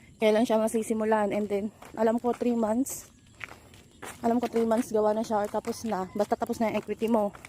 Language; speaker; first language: Filipino; native; Filipino